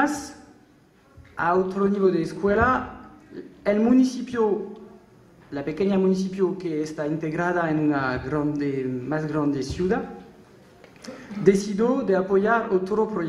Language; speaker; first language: Spanish; non-native, learner; French